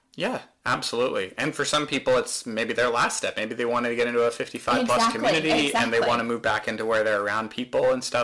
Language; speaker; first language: English; native; English